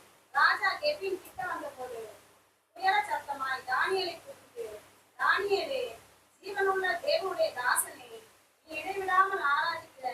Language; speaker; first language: Tamil; native; Tamil